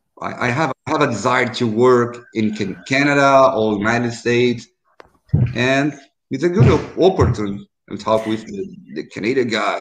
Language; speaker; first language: English; non-native, learner; Portuguese